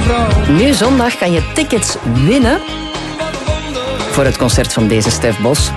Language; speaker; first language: Dutch; native; Dutch